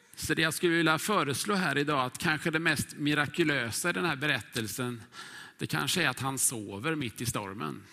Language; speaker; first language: Swedish; native; Swedish